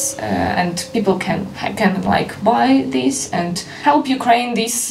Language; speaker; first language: English; non-native, learner; Ukrainian